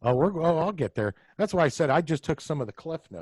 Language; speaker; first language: English; native; English